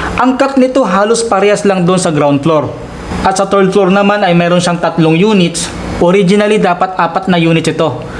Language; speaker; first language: Filipino; non-native, local second language; Waray